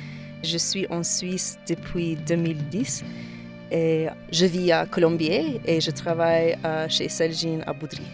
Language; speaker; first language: French; non-native, learner; English